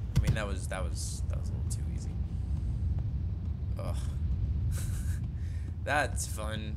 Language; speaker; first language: English; native; English